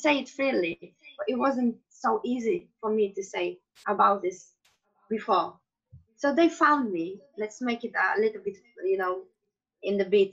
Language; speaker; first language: English; non-native, fluent; Polish